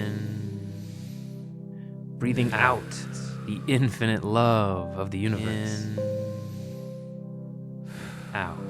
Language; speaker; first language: English; native; English